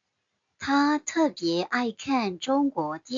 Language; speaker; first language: Chinese; non-native, fluent; Burmese